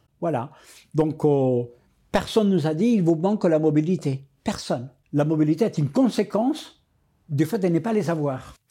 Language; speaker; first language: French; non-native, fluent; Spanish